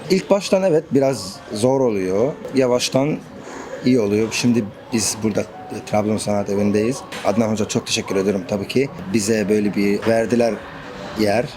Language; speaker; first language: Turkish; non-native, learner; Arabic